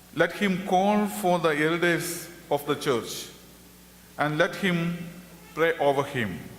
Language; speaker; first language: English; non-native, local second language; Malayalam